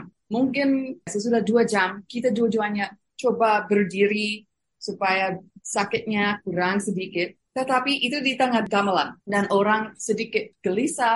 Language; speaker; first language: Indonesian; non-native, fluent; English